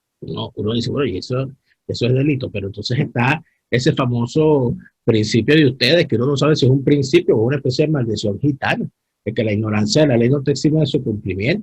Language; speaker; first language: Spanish; native; Spanish